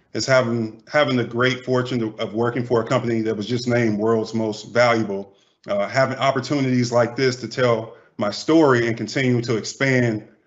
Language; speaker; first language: English; native; English